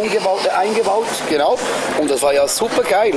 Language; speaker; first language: German; native; German